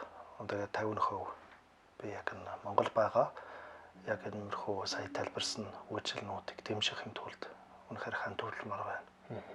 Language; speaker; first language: Mongolian; non-native, learner; German